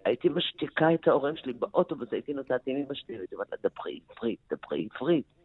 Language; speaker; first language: Hebrew; native; Hebrew